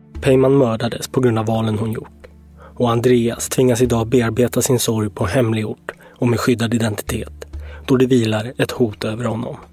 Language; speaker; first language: Swedish; native; Swedish